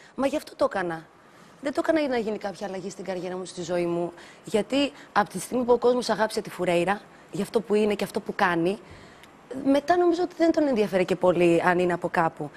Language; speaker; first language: Greek; early bilingual, other home language; Albanian